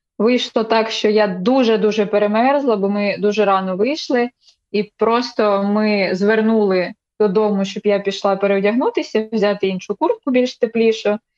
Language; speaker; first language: Ukrainian; non-native, local second language; Russian